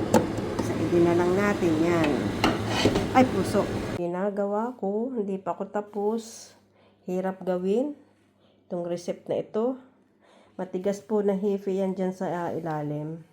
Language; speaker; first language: Filipino; native; Filipino